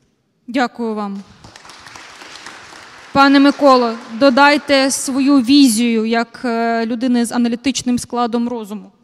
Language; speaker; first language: Ukrainian; native; Ukrainian